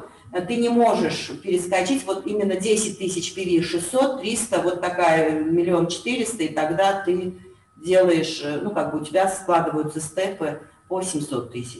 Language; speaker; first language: Russian; native; Russian